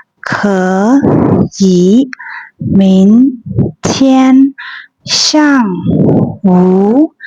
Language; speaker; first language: Chinese; non-native, fluent; Burmese